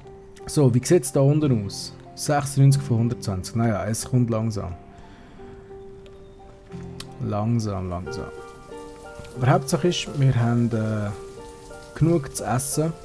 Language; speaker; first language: German; native; German